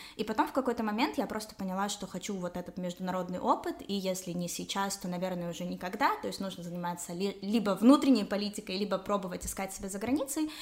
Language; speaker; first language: Russian; native; Russian